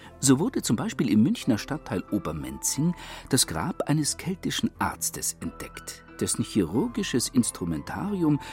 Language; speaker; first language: German; native; German